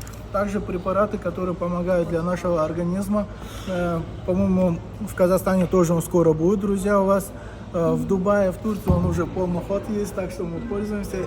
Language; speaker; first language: Russian; non-native, fluent; Turkish